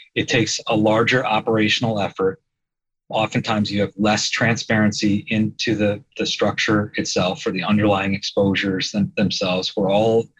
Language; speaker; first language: English; native; English